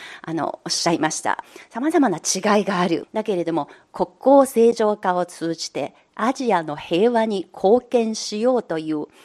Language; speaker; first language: Japanese; non-native, fluent; Chinese